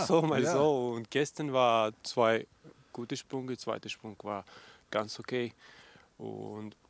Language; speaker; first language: German; non-native, learner; Russian